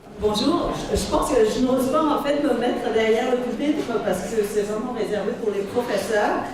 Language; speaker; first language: French; early bilingual, other home language; Vietnamese